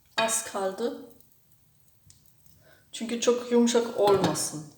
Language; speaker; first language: Turkish; non-native, fluent; German